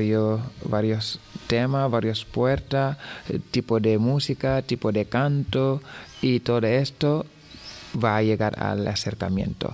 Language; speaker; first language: Spanish; non-native, fluent; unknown